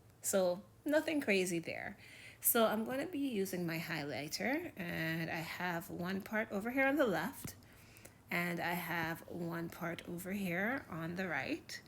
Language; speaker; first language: English; native; English